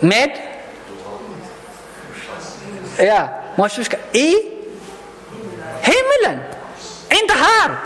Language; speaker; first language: Swedish; non-native, learner; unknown